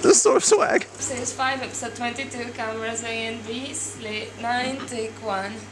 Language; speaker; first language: English; native; English